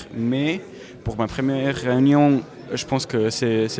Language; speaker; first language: French; non-native, learner; Serbian